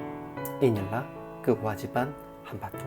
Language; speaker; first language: Indonesian; non-native, fluent; Korean